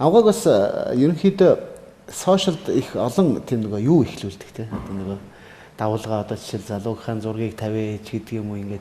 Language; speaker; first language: Mongolian; native; Mongolian